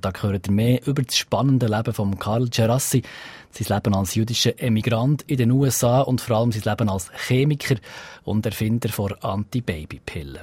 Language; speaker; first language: German; native; German